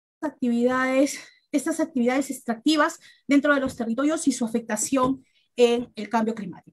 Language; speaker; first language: Spanish; native; Spanish